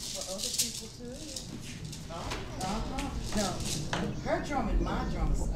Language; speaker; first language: English; native; English